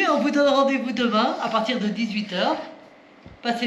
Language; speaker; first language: French; native; French